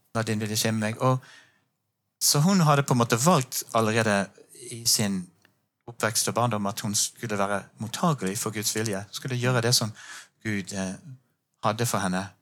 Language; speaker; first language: Norwegian; non-native, fluent; English